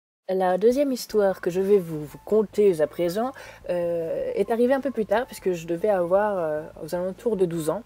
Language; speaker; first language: French; native; French